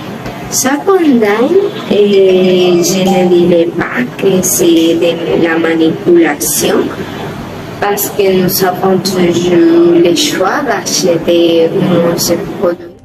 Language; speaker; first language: French; non-native, learner; Spanish